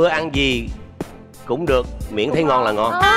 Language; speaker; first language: Vietnamese; native; Vietnamese